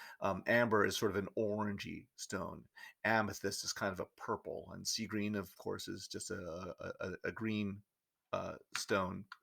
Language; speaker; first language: English; native; English